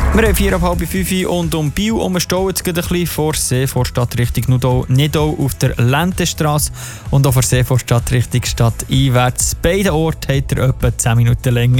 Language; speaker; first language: German; native; German